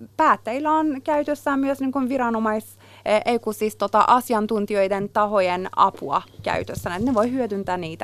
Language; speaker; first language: Finnish; non-native, fluent; Persian